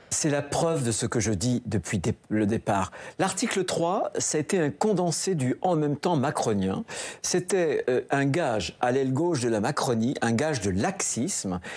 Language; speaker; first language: French; native; French